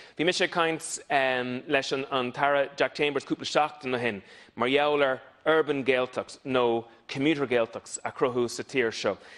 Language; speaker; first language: Irish; non-native, local second language; English